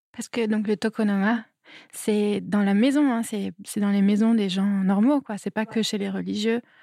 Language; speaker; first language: French; native; French